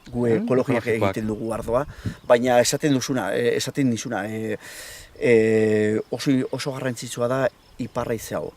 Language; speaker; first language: Basque; non-native, local second language; Spanish